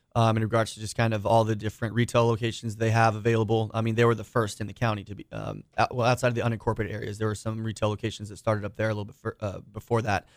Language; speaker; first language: English; native; English